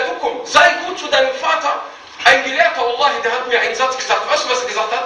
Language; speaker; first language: German; non-native, fluent; Arabic